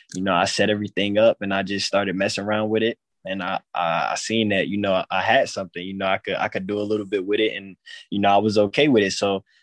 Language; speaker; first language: English; native; English